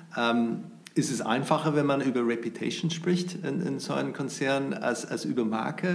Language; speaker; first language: German; non-native, fluent; English